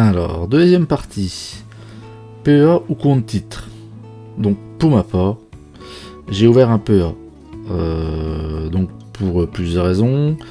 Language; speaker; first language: French; native; French